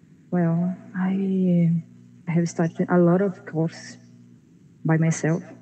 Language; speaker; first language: English; non-native, learner; Portuguese